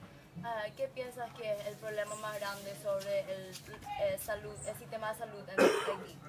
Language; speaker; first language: Spanish; non-native, learner; English